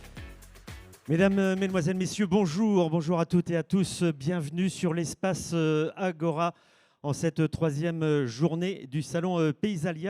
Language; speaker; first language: French; native; French